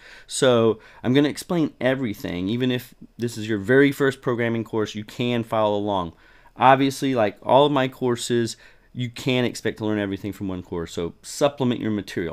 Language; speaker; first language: English; native; English